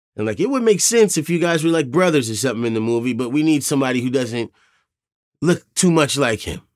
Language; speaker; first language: English; native; English